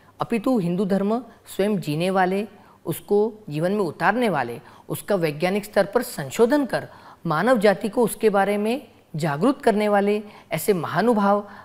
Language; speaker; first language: Hindi; non-native, local second language; Marathi